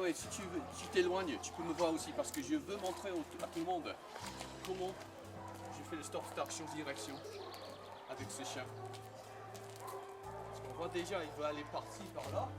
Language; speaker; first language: French; non-native, fluent; English